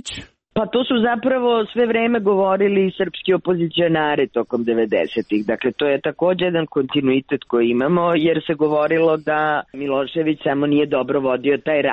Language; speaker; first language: Croatian; native; Croatian